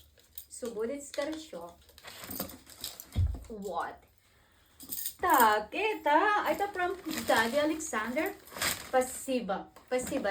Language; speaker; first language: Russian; non-native, learner; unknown